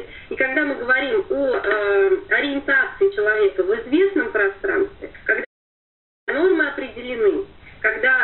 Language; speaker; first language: Russian; native; Russian